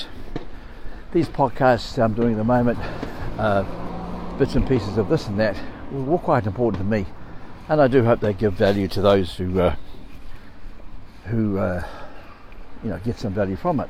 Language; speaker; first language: English; native; English